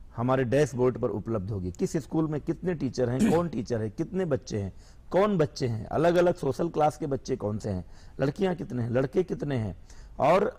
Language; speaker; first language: Hindi; native; Hindi